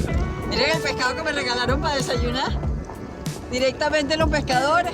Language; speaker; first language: Spanish; native; Spanish